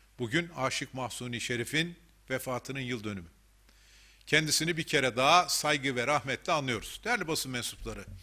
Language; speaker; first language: Turkish; native; Turkish